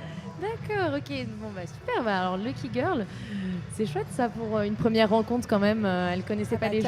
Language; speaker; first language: French; native; French